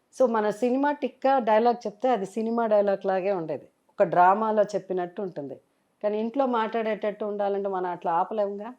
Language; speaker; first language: Telugu; native; Telugu